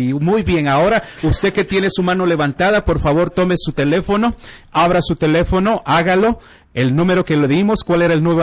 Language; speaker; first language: Spanish; native; Spanish